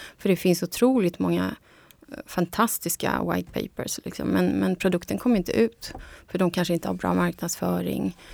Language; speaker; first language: Swedish; non-native, fluent; Spanish